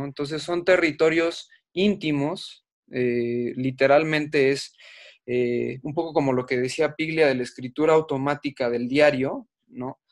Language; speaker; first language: Spanish; native; Spanish